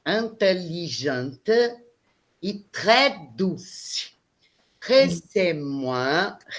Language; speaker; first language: French; non-native, learner; Portuguese